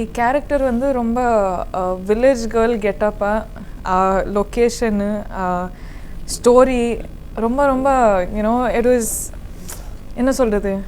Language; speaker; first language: Tamil; non-native, learner; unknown